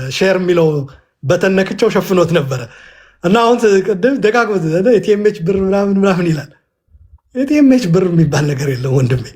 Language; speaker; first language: Amharic; non-native, local second language; Tigrinya